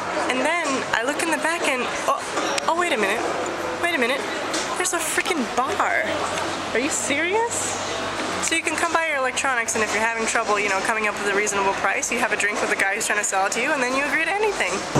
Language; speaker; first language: English; native; English